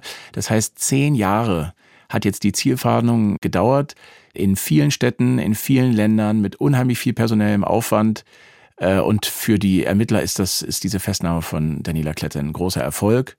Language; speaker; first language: German; native; German